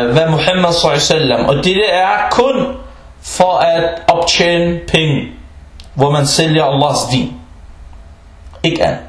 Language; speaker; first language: Danish; early bilingual, other home language; Arabic